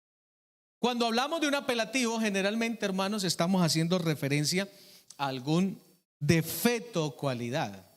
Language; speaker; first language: Spanish; native; Spanish